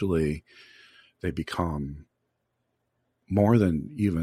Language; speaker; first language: English; native; English